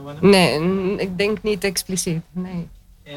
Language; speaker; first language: Dutch; non-native, fluent; Romanian